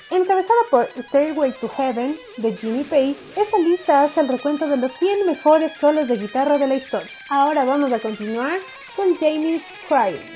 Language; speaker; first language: Spanish; native; Spanish